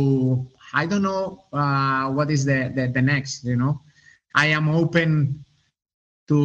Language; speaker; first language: English; non-native, learner; Spanish